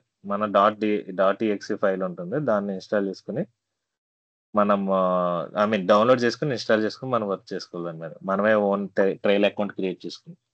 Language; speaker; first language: Telugu; native; Telugu